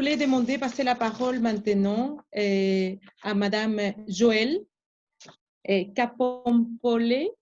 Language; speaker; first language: French; non-native, fluent; Spanish